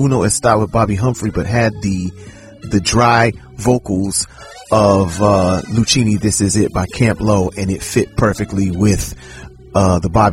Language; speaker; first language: English; native; English